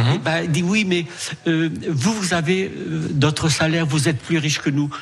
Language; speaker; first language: French; native; French